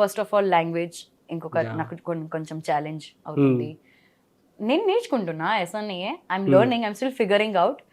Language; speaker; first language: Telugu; non-native, learner; Gujarati